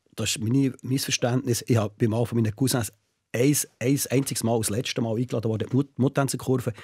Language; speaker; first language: German; native; German